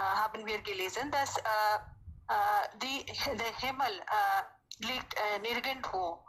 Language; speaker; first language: German; non-native, learner; Hindi